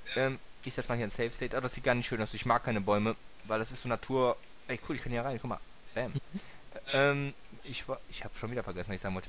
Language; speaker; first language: German; native; German